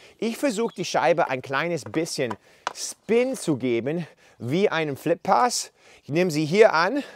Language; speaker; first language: German; non-native, fluent; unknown